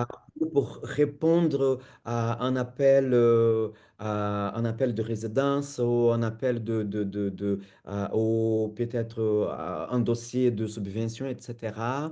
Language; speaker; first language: French; non-native, fluent; Portuguese